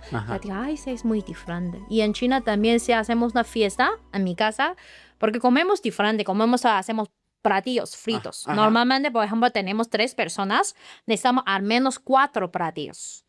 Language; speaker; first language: Spanish; non-native, learner; Chinese